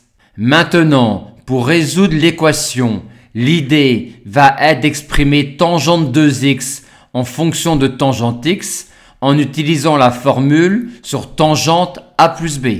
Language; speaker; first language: French; native; French